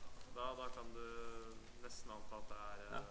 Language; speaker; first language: Norwegian; native; Norwegian